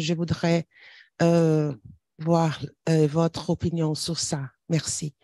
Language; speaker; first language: French; non-native, fluent; Portuguese